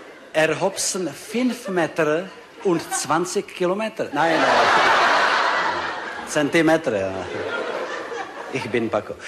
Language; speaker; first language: German; non-native, learner; Czech